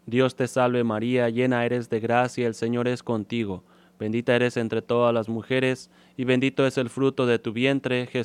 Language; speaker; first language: Spanish; native; Spanish